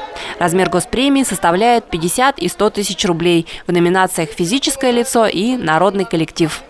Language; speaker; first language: Russian; native; Russian